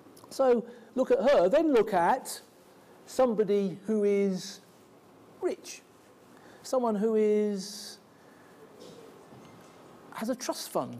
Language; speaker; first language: English; native; English